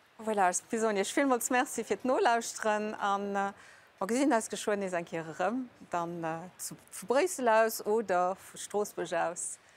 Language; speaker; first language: Luxembourgish; early bilingual, other home language; Portuguese